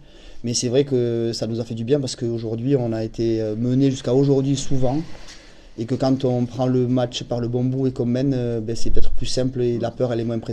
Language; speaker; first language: French; native; French